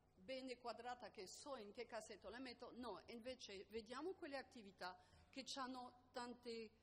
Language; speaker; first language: Italian; non-native, fluent; French